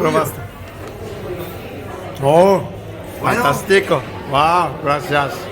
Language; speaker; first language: Spanish; non-native, learner; Korean